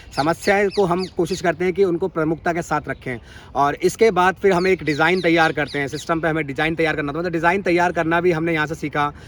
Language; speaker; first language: Hindi; native; Hindi